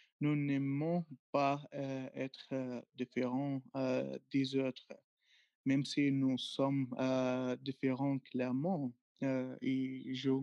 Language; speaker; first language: French; non-native, fluent; Arabic